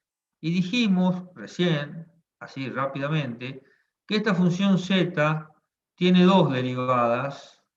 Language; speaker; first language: Spanish; native; Spanish